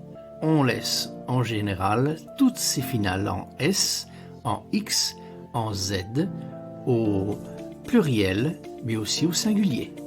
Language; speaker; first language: French; non-native, fluent; Italian